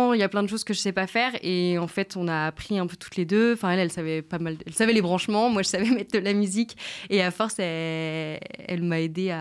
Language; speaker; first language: French; native; French